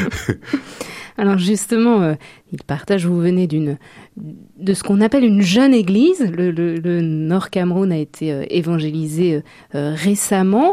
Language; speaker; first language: French; native; French